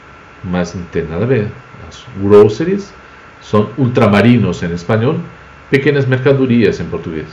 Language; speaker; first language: Portuguese; non-native, fluent; Spanish